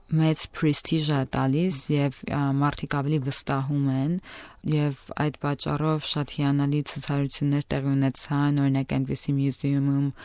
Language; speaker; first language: Armenian; native; Armenian